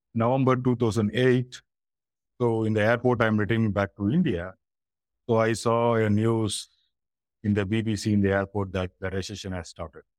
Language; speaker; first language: English; non-native, local second language; Tamil